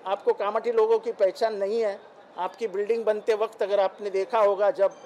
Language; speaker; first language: Hindi; non-native, local second language; Marathi